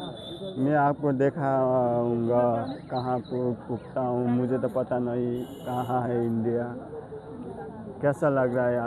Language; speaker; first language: Hindi; non-native, learner; Nepali